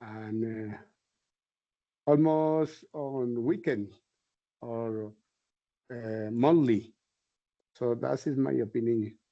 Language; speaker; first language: English; non-native, learner; Spanish